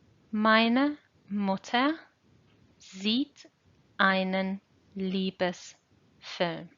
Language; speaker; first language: German; non-native, fluent; English